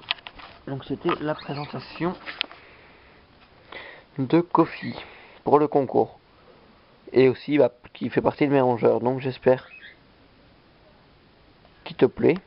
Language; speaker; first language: French; native; French